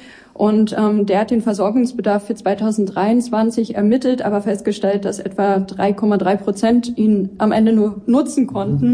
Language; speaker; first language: German; native; German